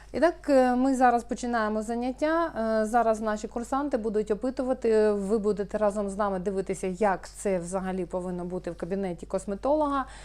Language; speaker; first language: Ukrainian; non-native, local second language; Russian